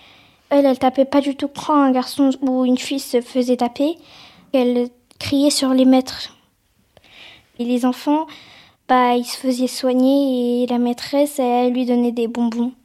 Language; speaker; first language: French; early bilingual, other home language; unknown